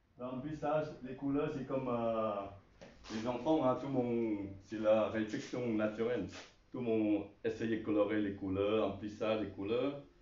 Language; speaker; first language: French; non-native, learner; Chinese